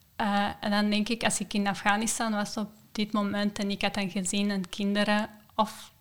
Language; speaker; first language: Dutch; non-native, fluent; Persian